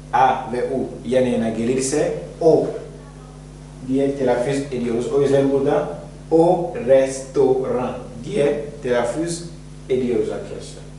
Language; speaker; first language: Turkish; non-native, fluent; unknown